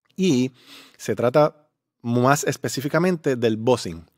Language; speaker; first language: Spanish; native; Spanish